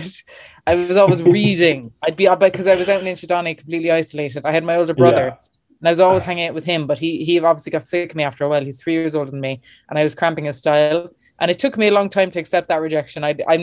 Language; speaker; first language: English; native; English